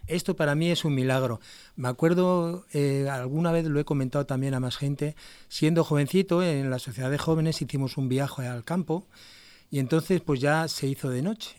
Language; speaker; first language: Spanish; native; Spanish